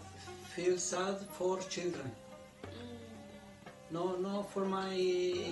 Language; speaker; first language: English; non-native, learner; Spanish